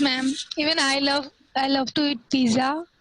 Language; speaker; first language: English; non-native, learner; Hindi